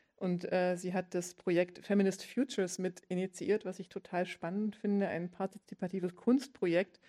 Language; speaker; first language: German; native; German